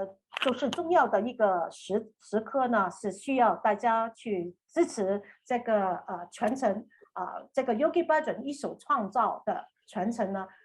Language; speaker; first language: Chinese; native; Chinese